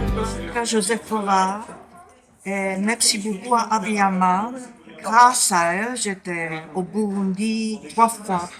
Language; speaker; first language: French; non-native, fluent; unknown